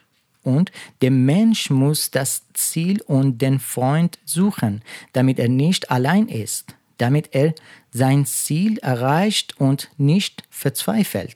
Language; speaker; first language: German; non-native, fluent; Persian